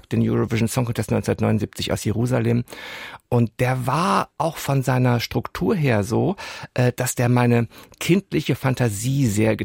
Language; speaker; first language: German; non-native, local second language; French